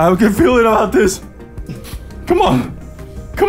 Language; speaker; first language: English; native; English